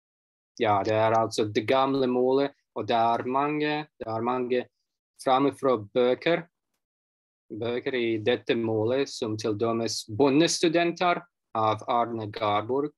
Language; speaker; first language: Norwegian; non-native, fluent; Russian